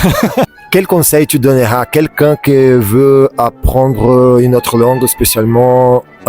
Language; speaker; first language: French; non-native, fluent; Portuguese